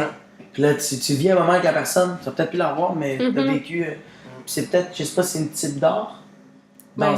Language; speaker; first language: French; native; French